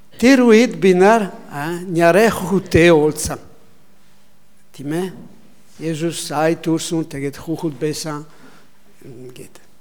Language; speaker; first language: Mongolian; non-native, learner; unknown